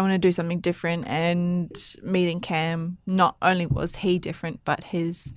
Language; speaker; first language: English; native; English